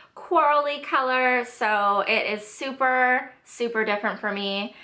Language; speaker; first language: English; native; English